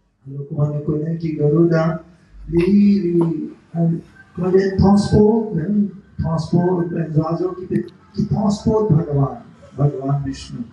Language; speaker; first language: French; non-native, local second language; Morisyen